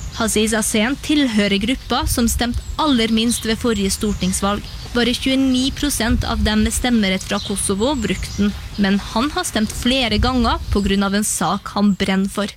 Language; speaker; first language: Norwegian; native; Norwegian